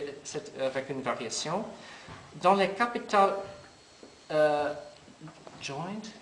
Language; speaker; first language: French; non-native, learner; English